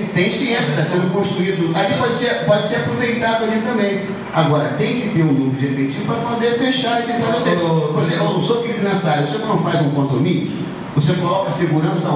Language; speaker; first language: Portuguese; native; Portuguese